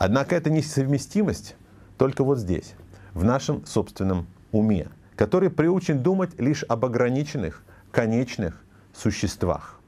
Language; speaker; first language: Russian; native; Russian